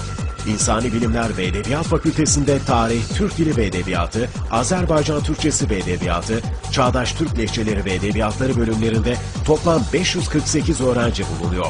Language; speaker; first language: Turkish; native; Turkish